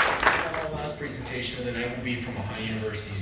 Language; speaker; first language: English; native; English